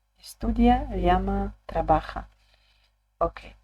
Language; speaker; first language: Spanish; non-native, fluent; Ukrainian